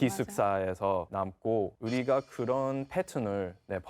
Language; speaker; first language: Korean; non-native, fluent; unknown